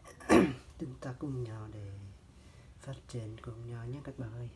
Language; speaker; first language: Vietnamese; non-native, local second language; Jarai